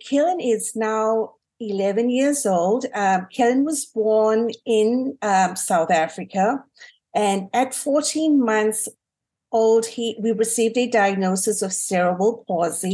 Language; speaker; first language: English; native; English